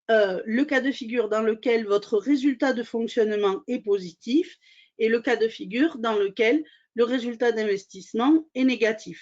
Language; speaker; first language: French; native; French